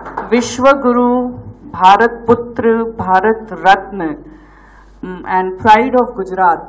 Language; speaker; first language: Telugu; non-native, learner; Gujarati